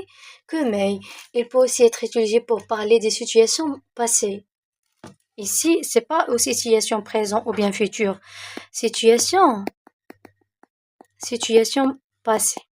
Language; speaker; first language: French; non-native, local second language; Arabic